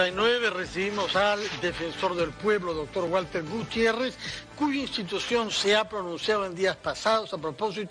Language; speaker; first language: Spanish; native; Spanish